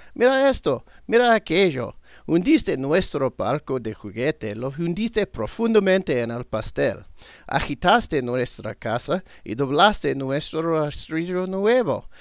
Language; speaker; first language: Spanish; non-native, learner; English